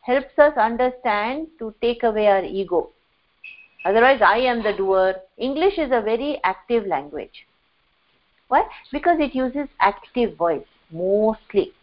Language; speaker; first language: English; non-native, local second language; Hindi